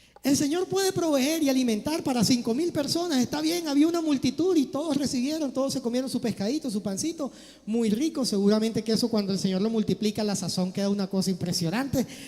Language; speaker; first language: Spanish; native; Spanish